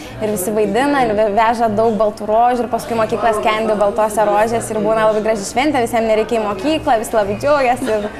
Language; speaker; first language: Lithuanian; native; Lithuanian